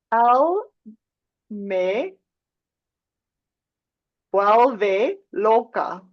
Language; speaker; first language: Spanish; non-native, learner; English